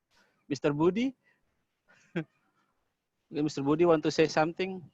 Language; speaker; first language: English; non-native, learner; Indonesian